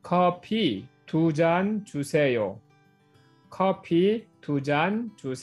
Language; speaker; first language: Korean; non-native, fluent; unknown